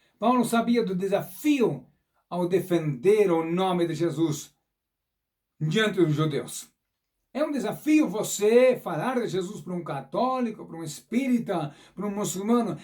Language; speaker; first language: Portuguese; non-native, fluent; German